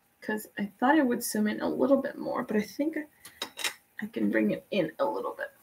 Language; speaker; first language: English; non-native, fluent; Spanish